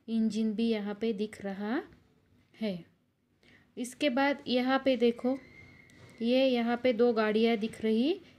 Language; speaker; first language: Hindi; non-native, local second language; Marathi